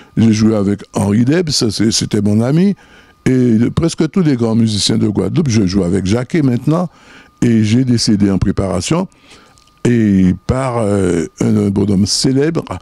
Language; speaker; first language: French; native; French